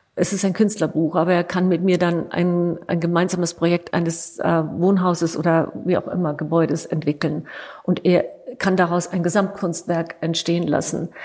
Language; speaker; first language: German; native; German